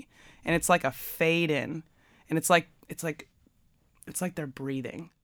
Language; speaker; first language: English; native; English